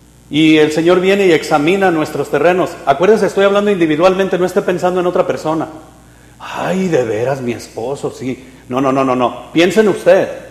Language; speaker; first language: Spanish; native; Spanish